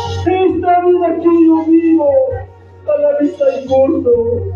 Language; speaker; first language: Spanish; non-native, local second language; Quechua